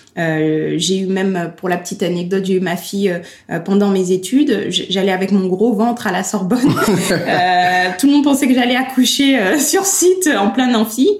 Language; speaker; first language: French; native; French